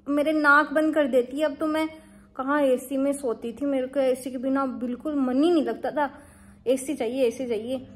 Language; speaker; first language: Hindi; native; Hindi